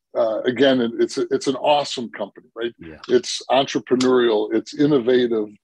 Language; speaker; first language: English; native; English